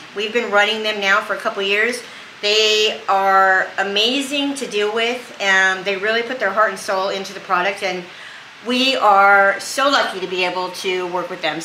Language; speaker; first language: English; native; English